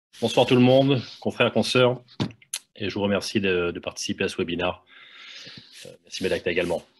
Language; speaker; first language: French; native; French